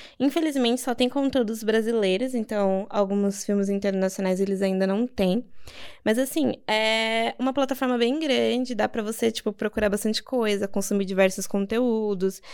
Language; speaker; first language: Portuguese; native; Portuguese